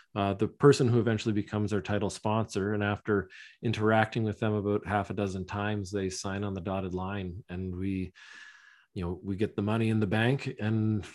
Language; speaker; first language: English; native; English